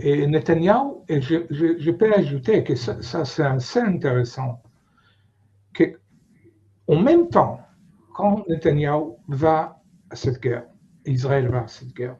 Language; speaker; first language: French; non-native, fluent; Hebrew